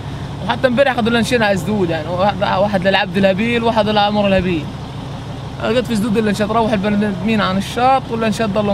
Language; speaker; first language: Arabic; native; Arabic